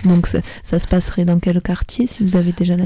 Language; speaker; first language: French; native; French